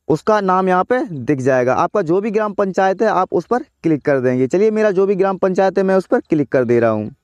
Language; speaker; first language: Hindi; native; Hindi